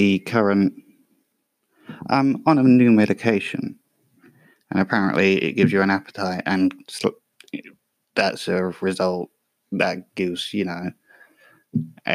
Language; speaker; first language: English; native; English